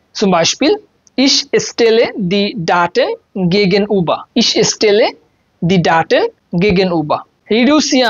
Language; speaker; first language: German; non-native, learner; Bangla